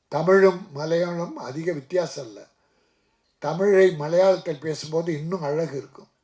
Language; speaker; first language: Tamil; native; Tamil